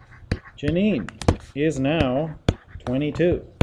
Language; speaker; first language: English; native; English